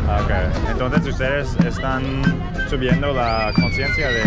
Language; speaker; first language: Spanish; non-native, learner; English